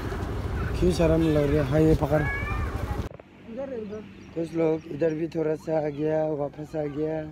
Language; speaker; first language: Hindi; non-native, local second language; Garo